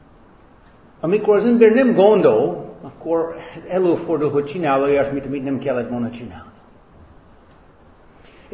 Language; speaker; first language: Hungarian; non-native, fluent; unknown